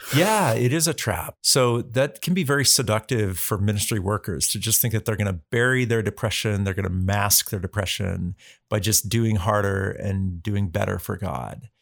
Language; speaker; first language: English; native; English